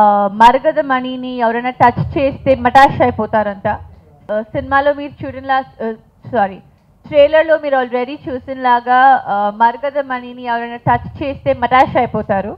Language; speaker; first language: Telugu; non-native, fluent; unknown